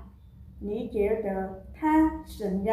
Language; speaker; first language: Chinese; non-native, fluent; Khmer